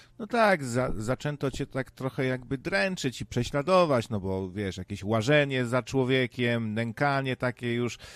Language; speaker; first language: Polish; native; Polish